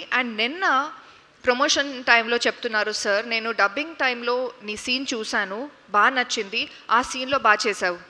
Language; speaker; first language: Telugu; non-native, local second language; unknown